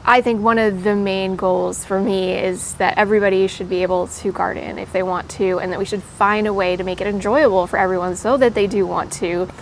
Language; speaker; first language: English; native; English